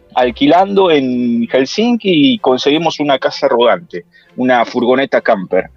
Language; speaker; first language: Spanish; native; Spanish